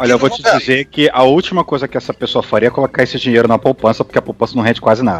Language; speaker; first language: Portuguese; native; Portuguese